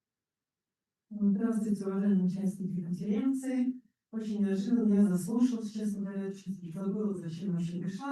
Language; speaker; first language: Russian; native; Russian